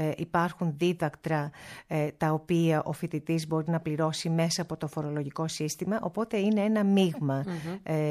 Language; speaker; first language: Greek; early bilingual, heritage; Greek